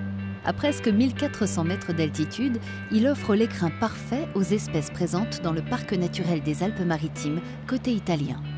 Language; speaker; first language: French; native; French